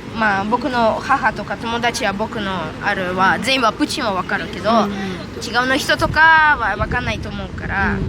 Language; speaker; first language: Japanese; non-native, learner; Russian